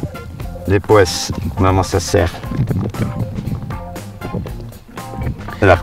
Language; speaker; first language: Spanish; non-native, learner; French